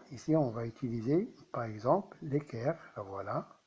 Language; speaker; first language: French; non-native, local second language; Arabic